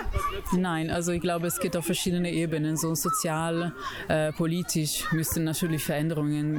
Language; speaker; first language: German; non-native, fluent; Italian